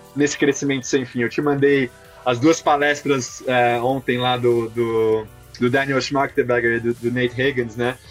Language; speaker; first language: Portuguese; native; Portuguese